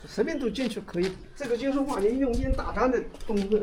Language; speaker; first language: Chinese; native; Chinese